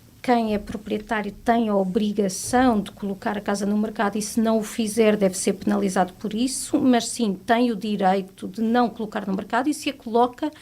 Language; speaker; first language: Portuguese; native; Portuguese